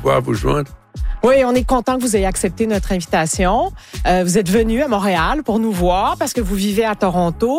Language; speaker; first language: French; native; French